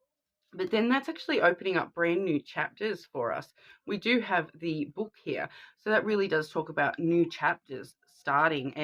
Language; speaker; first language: English; native; English